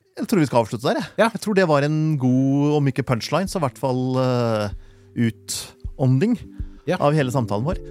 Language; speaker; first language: Norwegian; native; Norwegian